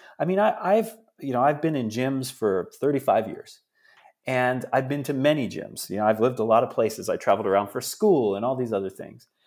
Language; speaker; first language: English; early bilingual, other home language; Italian